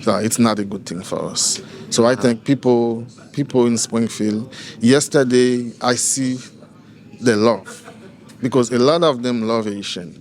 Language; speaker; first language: English; non-native, learner; Haitian Creole